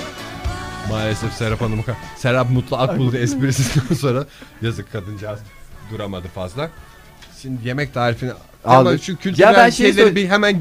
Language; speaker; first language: Turkish; native; Turkish